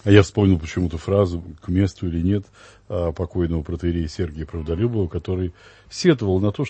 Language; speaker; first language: Russian; native; Russian